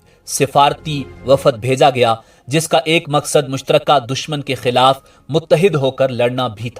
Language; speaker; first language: Urdu; native; Urdu